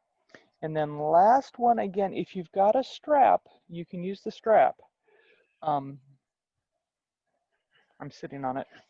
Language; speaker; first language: English; native; English